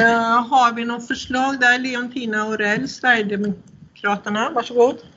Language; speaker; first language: Swedish; native; Swedish